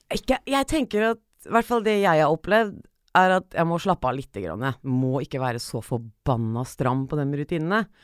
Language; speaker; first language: Norwegian; native; Norwegian